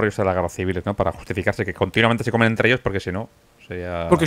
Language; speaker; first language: Spanish; native; Spanish